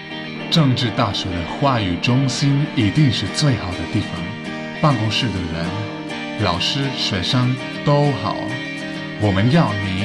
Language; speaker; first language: Chinese; non-native, learner; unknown